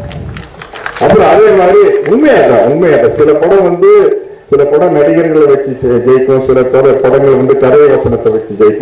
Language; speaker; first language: Tamil; native; Tamil